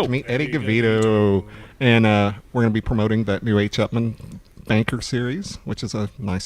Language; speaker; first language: English; native; English